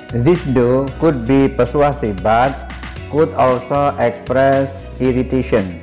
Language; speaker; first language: English; non-native, fluent; Indonesian